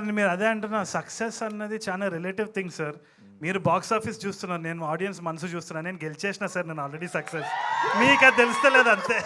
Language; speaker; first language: Telugu; native; Telugu